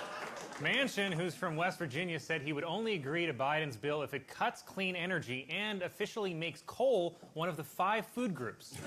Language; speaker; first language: English; native; English